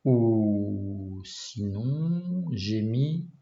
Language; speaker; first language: French; non-native, learner; Japanese